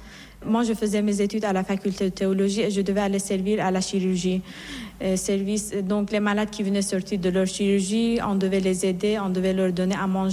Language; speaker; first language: French; non-native, fluent; Assyrian Neo-Aramaic